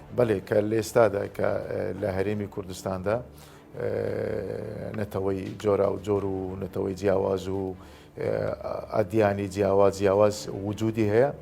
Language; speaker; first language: Central Kurdish; non-native, local second language; Azerbaijani